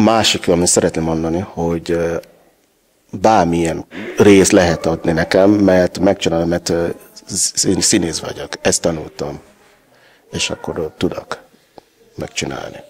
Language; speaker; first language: Hungarian; non-native, learner; Yoruba